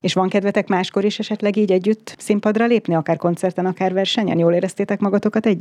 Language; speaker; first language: Hungarian; native; Hungarian